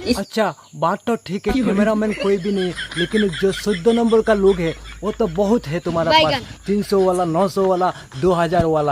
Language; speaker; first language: Hindi; non-native, local second language; Sylheti